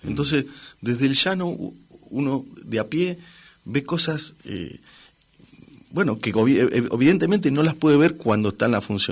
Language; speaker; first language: Spanish; native; Spanish